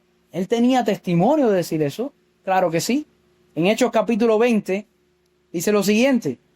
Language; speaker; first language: Spanish; native; Spanish